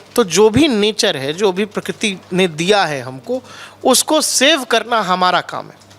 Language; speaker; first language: Hindi; native; Hindi